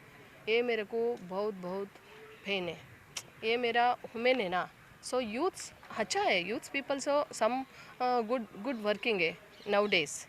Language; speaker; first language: Hindi; non-native, local second language; Kannada